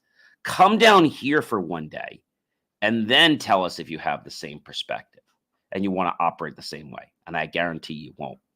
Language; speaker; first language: English; native; English